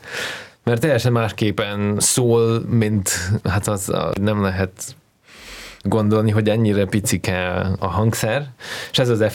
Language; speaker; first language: Hungarian; non-native, fluent; Russian